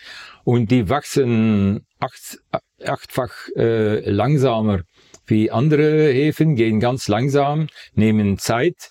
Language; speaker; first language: German; non-native, fluent; Dutch